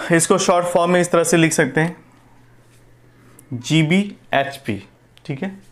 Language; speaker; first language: Hindi; non-native, local second language; Gujarati